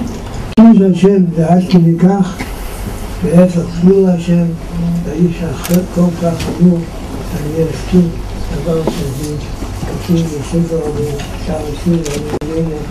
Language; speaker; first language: Hebrew; non-native, fluent; Yiddish